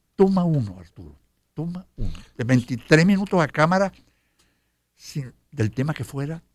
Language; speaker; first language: Spanish; native; Spanish